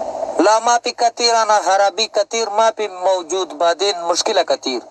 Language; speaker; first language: Arabic; non-native, learner; Pashto